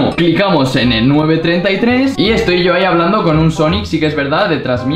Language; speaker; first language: Spanish; native; Spanish